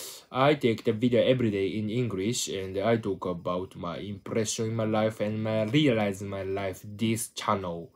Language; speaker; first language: English; non-native, learner; Japanese